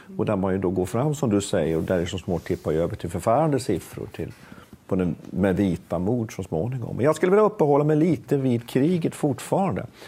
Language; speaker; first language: Swedish; native; Swedish